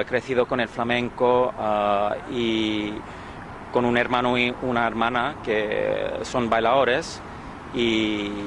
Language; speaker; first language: Spanish; early bilingual, heritage; English